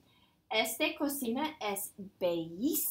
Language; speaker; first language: Spanish; non-native, fluent; English